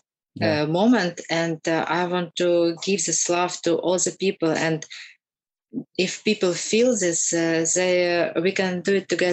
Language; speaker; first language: English; non-native, learner; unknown